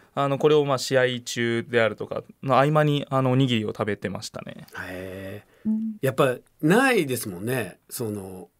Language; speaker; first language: Japanese; native; Japanese